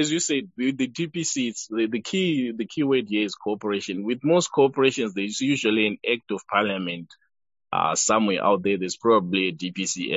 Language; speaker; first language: English; non-native, local second language; Shona